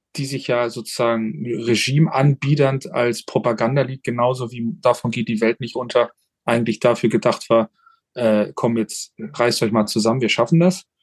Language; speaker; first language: German; native; German